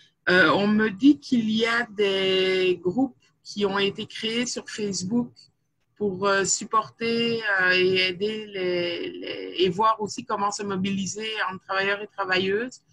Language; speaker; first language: French; native; French